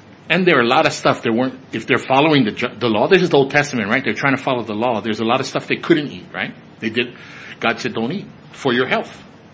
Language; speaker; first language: English; native; English